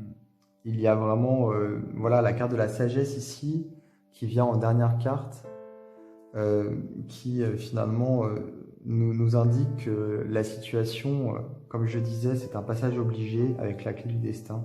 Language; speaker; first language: French; native; French